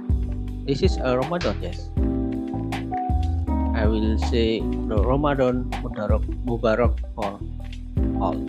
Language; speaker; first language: English; non-native, learner; Indonesian